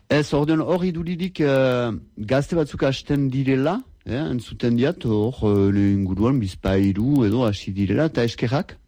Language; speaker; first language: Basque; native; Basque